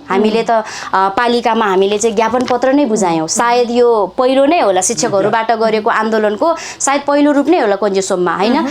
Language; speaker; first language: Nepali; non-native, local second language; Eastern Tamang